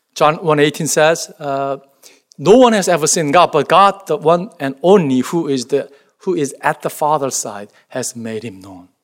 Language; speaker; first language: English; non-native, fluent; Korean